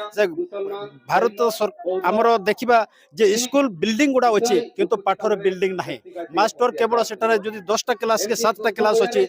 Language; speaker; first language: Odia; non-native, local second language; Santali